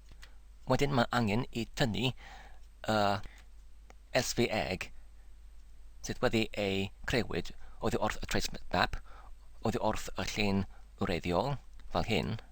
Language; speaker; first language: Welsh; non-native, learner; English